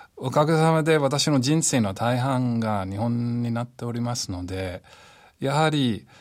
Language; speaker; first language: Japanese; non-native, fluent; English